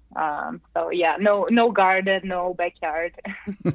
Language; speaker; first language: English; non-native, fluent; Croatian